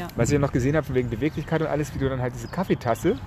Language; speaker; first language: German; native; German